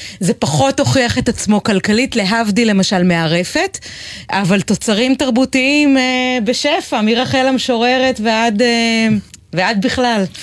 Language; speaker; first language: Hebrew; native; Hebrew